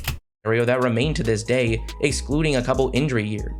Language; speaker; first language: English; native; English